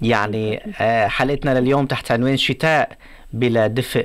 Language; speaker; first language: Arabic; native; Arabic